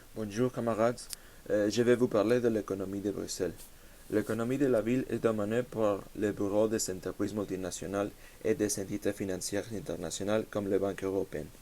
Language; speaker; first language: French; non-native, learner; Spanish